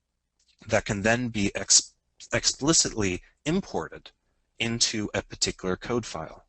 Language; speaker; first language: English; native; English